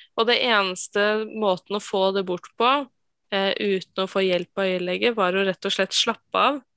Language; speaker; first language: Norwegian; native; Norwegian